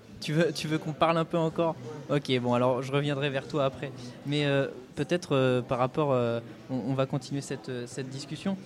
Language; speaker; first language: French; native; French